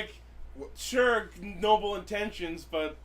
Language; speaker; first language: English; native; English